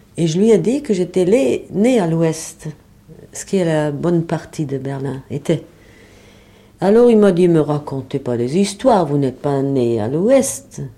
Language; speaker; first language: French; non-native, fluent; German